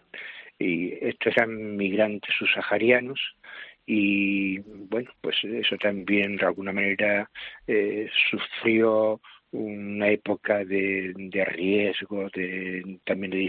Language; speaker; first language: Spanish; native; Spanish